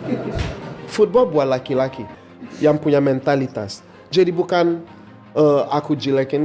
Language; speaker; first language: Indonesian; non-native, fluent; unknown